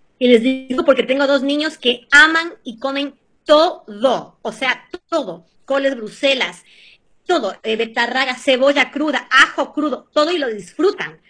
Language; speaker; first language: Spanish; early bilingual, heritage; Spanish